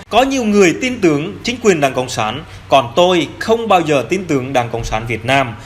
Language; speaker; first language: Vietnamese; non-native, local second language; Jarai